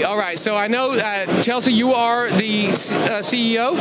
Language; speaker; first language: English; native; English